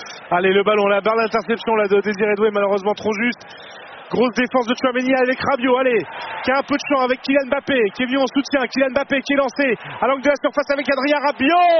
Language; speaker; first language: French; native; French